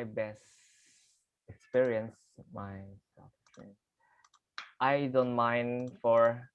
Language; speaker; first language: English; non-native, learner; Indonesian